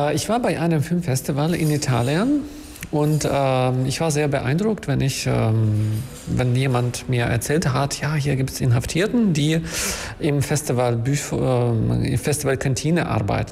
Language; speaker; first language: German; non-native, fluent; Ukrainian